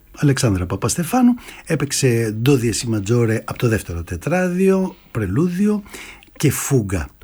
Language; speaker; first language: Greek; native; Greek